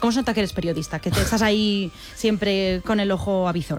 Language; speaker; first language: Spanish; native; Spanish